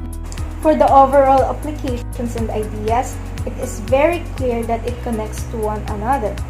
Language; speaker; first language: English; non-native, local second language; Filipino